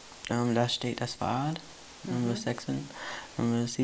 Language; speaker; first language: German; non-native, learner; English